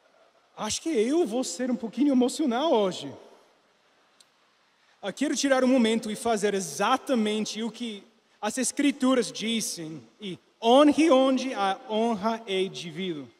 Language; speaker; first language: Portuguese; non-native, learner; English